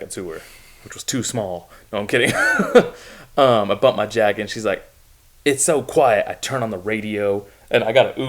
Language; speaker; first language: English; native; English